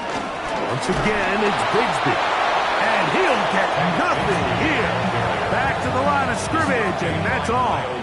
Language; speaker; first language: English; native; English